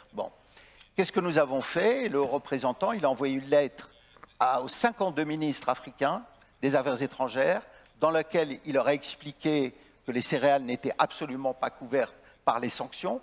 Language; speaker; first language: French; native; French